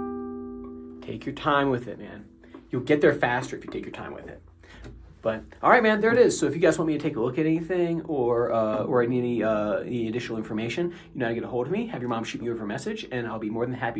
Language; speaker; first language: English; native; English